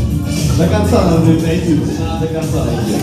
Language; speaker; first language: Russian; native; Russian